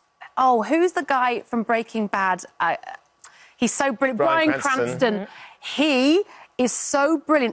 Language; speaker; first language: English; native; English